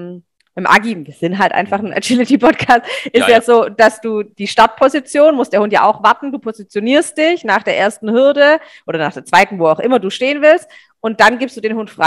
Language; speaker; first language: German; native; German